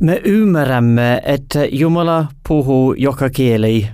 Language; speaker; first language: Finnish; non-native, learner; English